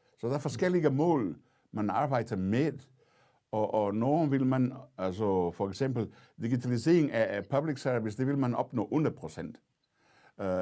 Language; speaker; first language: Danish; non-native, fluent; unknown